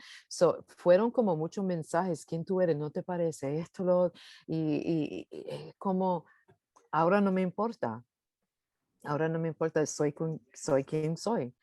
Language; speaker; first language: Spanish; early bilingual, heritage; English